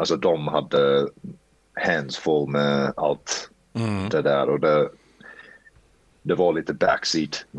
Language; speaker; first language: Swedish; early bilingual, heritage; Swedish